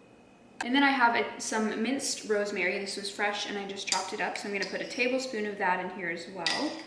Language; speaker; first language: English; native; English